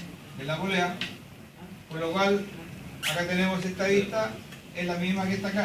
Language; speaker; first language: Spanish; native; Spanish